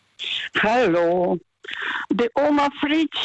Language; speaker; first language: German; non-native, fluent; Russian